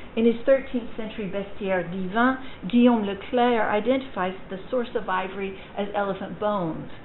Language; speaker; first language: English; native; English